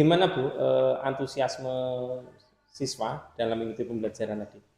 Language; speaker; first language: Indonesian; native; Indonesian